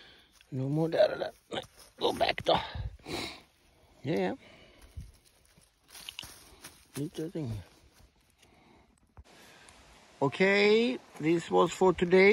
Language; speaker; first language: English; non-native, learner; Swedish